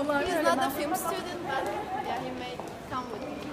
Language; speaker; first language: English; non-native, fluent; Turkish